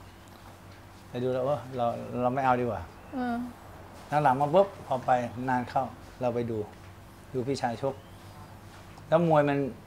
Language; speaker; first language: Thai; native; Thai